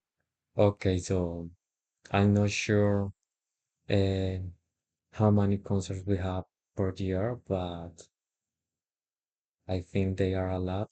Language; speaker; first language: English; non-native, learner; Spanish